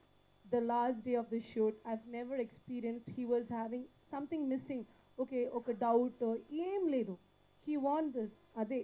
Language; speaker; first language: Telugu; non-native, learner; Malayalam